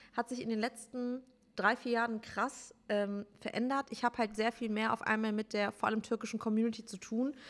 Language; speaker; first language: German; early bilingual, other home language; Turkish